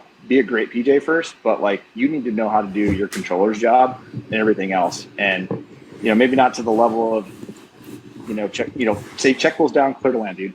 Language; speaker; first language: English; native; English